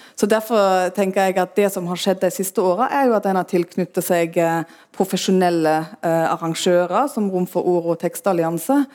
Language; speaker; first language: Norwegian; non-native, fluent; German